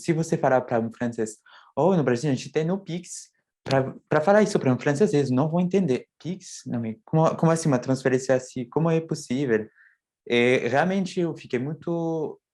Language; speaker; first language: Portuguese; non-native, fluent; French